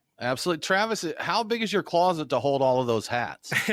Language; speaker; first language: English; native; English